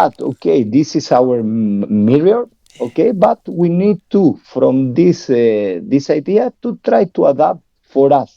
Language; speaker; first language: English; non-native, learner; Spanish